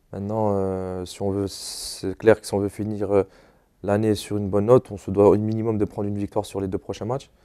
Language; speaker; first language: French; native; French